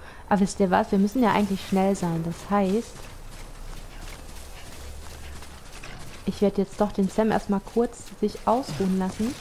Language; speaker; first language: German; native; German